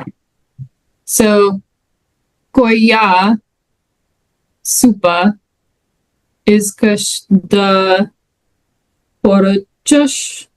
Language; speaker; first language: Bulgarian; non-native, learner; English